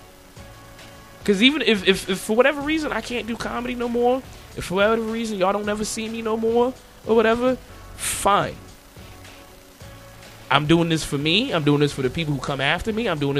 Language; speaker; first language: English; native; English